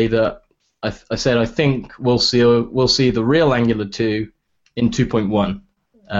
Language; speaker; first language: English; native; English